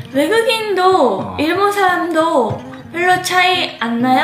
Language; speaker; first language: Korean; non-native, fluent; Japanese